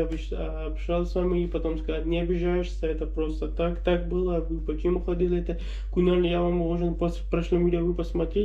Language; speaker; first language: Russian; non-native, learner; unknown